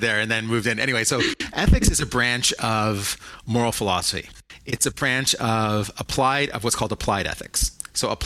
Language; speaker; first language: English; native; English